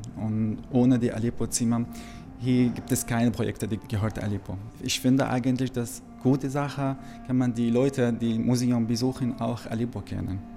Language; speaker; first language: German; non-native, learner; Arabic